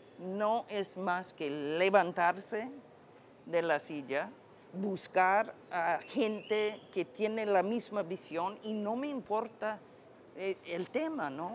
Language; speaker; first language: Spanish; non-native, fluent; English